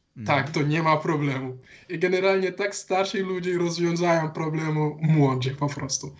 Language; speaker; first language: Polish; non-native, learner; Wolof